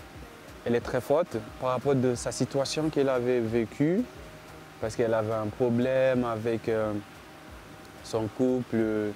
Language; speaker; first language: French; non-native, learner; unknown